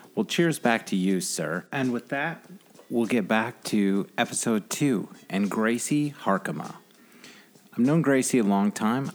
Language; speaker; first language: English; native; English